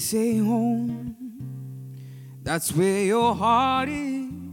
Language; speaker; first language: English; non-native, local second language; Ganda